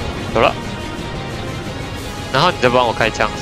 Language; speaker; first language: Chinese; native; Chinese